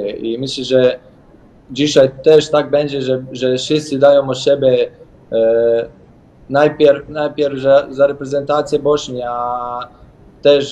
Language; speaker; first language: Polish; non-native, learner; Bosnian